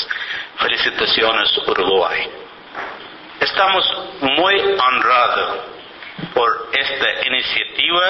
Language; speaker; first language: Spanish; non-native, learner; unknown